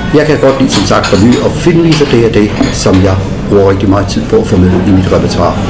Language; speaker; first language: Danish; native; Danish